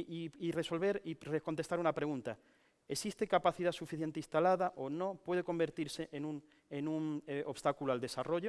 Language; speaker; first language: Spanish; native; Spanish